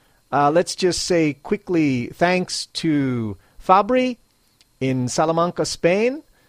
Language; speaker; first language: English; native; English